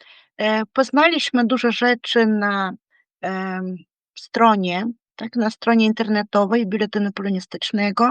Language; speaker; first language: Polish; non-native, fluent; Ukrainian